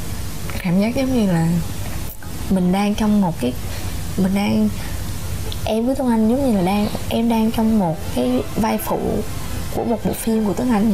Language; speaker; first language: Vietnamese; native; Vietnamese